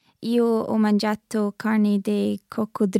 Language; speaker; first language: Italian; non-native, learner; English